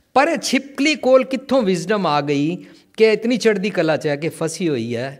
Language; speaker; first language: Hindi; non-native, local second language; Punjabi